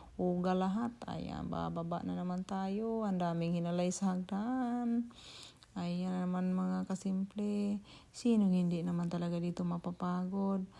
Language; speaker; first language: Filipino; non-native, local second language; Cebuano